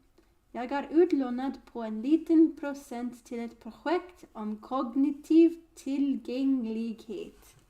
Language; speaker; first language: Swedish; non-native, learner; English